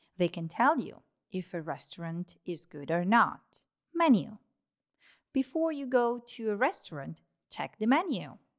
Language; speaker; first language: English; non-native, fluent; Italian